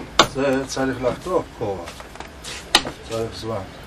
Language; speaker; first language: Hebrew; non-native, learner; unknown